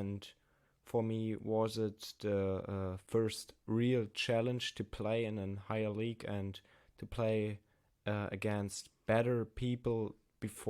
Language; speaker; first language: English; non-native, learner; German